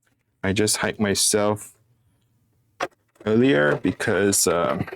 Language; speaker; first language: English; non-native, fluent; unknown